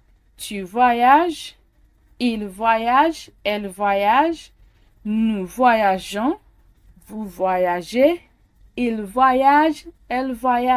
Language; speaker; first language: French; non-native, fluent; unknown